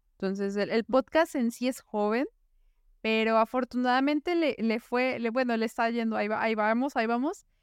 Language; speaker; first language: Spanish; native; Spanish